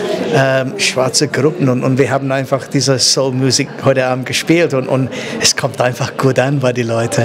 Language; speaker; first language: German; non-native, fluent; English